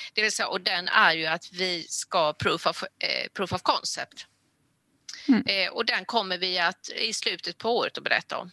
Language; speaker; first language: Swedish; native; Swedish